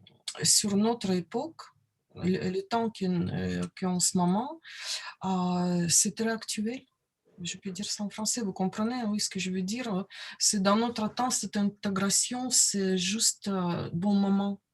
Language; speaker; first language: French; non-native, learner; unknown